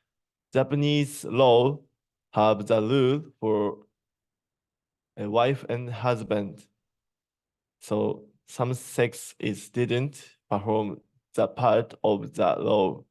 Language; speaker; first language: English; non-native, learner; Japanese